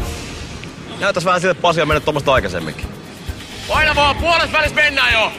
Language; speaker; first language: Finnish; native; Finnish